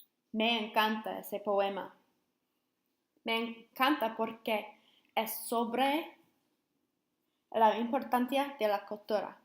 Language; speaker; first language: Spanish; non-native, learner; English